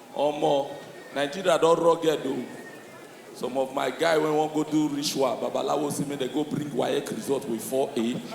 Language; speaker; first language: Nigerian Pidgin; native; Nigerian Pidgin